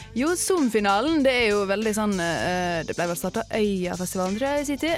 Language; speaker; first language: Norwegian; native; Norwegian